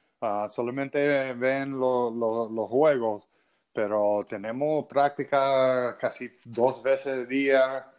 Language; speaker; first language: Spanish; early bilingual, other home language; English